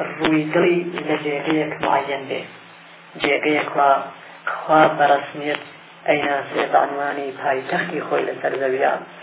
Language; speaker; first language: Central Kurdish; non-native, local second language; Gurani